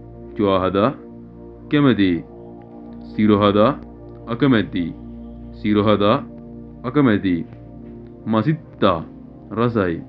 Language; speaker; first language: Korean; non-native, learner; Sinhala